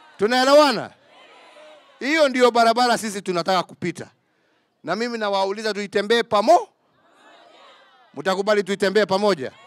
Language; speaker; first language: Swahili; non-native, local second language; Kikuyu